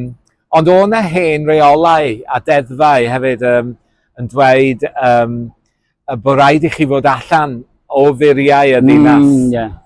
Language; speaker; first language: Welsh; native; Welsh